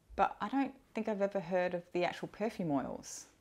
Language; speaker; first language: English; native; English